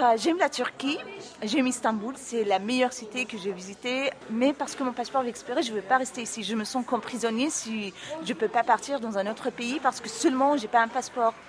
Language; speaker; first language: French; non-native, fluent; Arabic